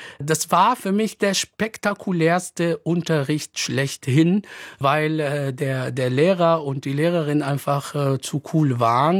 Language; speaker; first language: German; non-native, fluent; Arabic